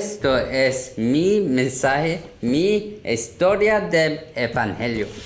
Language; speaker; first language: Spanish; non-native, learner; Korean